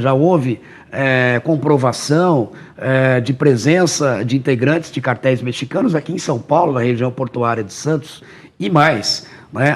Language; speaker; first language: Portuguese; native; Portuguese